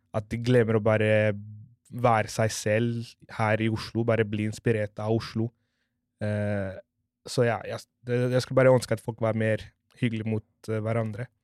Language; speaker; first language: Norwegian; non-native, fluent; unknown